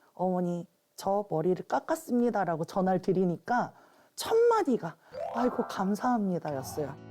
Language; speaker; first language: Korean; native; Korean